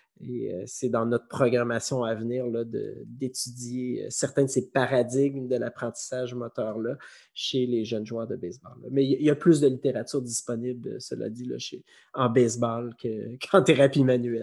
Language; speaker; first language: French; native; French